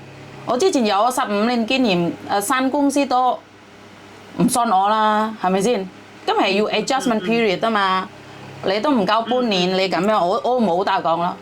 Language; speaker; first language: Cantonese; non-native, fluent; Javanese